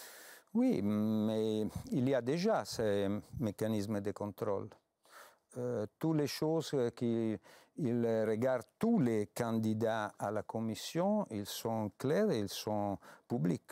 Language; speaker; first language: French; non-native, fluent; Italian